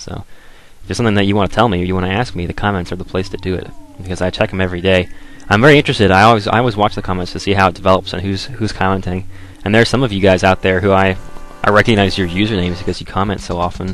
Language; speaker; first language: English; native; English